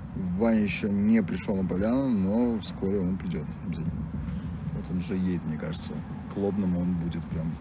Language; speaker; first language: Russian; native; Russian